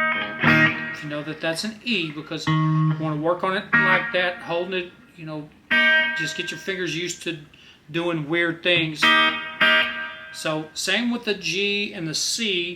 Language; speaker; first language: English; native; English